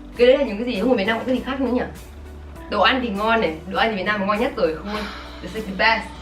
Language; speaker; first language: Vietnamese; early bilingual, heritage; Vietnamese